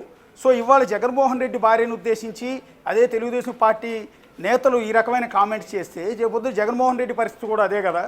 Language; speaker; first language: Telugu; native; Telugu